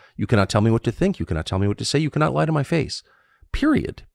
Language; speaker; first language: English; native; English